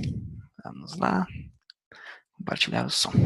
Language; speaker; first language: Portuguese; native; Portuguese